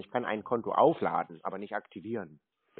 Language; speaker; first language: German; native; German